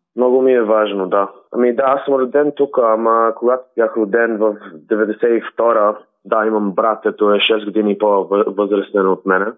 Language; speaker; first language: Bulgarian; early bilingual, heritage; Bulgarian